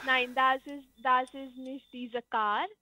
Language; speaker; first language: German; non-native, learner; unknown